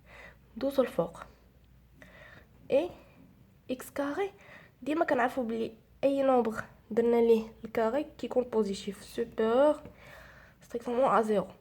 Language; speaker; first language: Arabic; native; Arabic